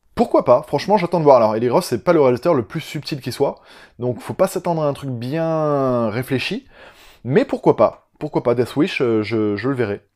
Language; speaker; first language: French; native; French